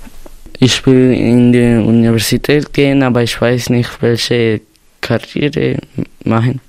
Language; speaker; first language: German; non-native, learner; Spanish